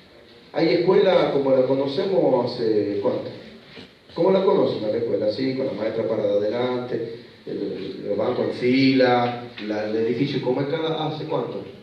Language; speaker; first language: Spanish; native; Spanish